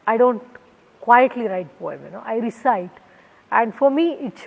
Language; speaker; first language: English; non-native, local second language; Kannada